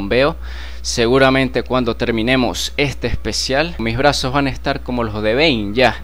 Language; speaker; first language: Spanish; native; Spanish